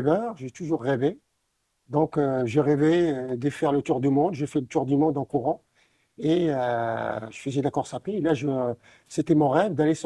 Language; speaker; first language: French; non-native, local second language; Arabic